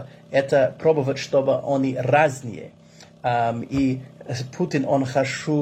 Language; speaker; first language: Russian; non-native, learner; English